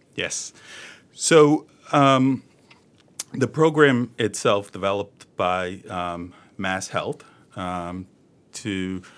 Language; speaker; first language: English; native; English